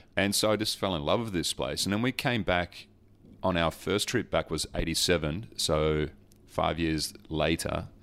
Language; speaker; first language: English; early bilingual, other home language; Dutch